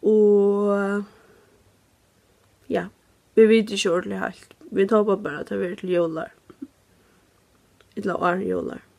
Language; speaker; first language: Norwegian; non-native, learner; Faroese